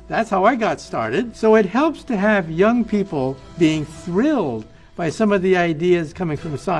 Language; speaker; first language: English; native; English